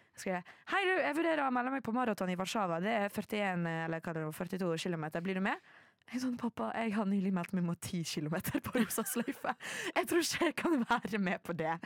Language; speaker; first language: Norwegian; early bilingual, other home language; Polish